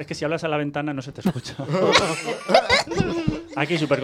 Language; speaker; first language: Spanish; native; Spanish